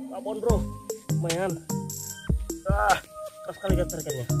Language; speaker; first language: Indonesian; native; Indonesian